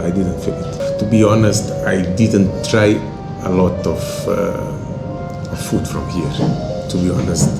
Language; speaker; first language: English; non-native, local second language; Kabuverdianu